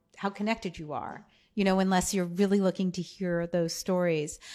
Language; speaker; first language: English; native; English